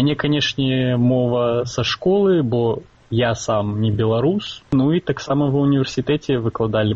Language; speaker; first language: Belarusian; non-native, local second language; Russian